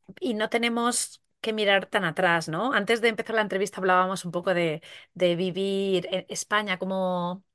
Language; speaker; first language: Spanish; native; Spanish